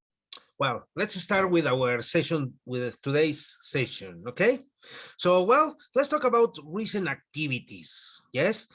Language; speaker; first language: English; non-native, fluent; Spanish